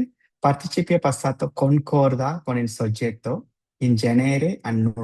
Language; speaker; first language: Italian; non-native, fluent; Tamil